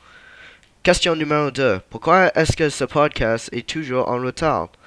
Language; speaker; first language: French; non-native, learner; English